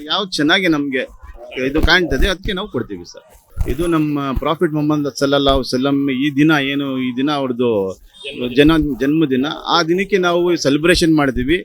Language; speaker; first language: Kannada; non-native, local second language; Urdu